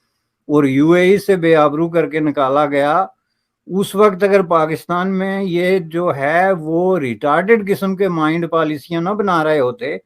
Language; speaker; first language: Urdu; native; Urdu